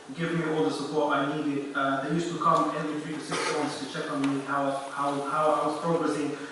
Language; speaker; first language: English; early bilingual, other home language; Persian